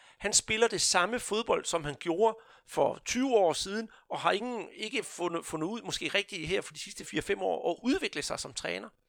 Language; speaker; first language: Danish; non-native, fluent; Portuguese